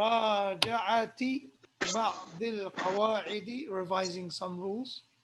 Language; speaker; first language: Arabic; non-native, fluent; English